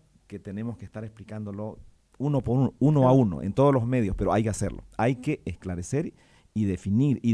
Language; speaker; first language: Spanish; native; Spanish